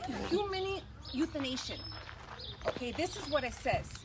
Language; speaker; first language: English; early bilingual, other home language; Spanish